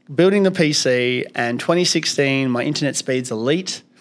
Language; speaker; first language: English; native; English